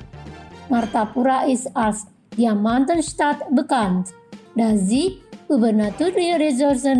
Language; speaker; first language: German; non-native, fluent; Indonesian